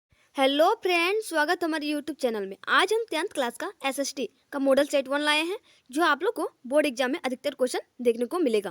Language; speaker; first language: Hindi; native; Hindi